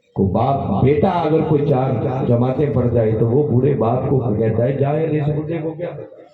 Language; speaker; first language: Urdu; non-native, local second language; Punjabi